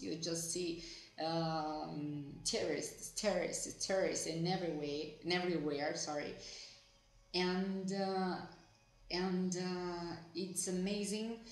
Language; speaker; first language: English; non-native, fluent; Portuguese